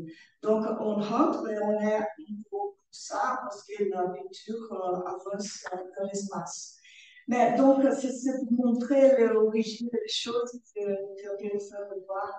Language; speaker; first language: French; non-native, learner; Portuguese